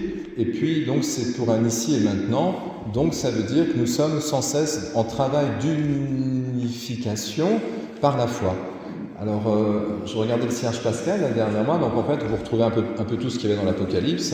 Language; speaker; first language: French; native; French